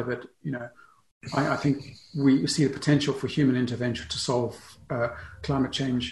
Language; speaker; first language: English; native; English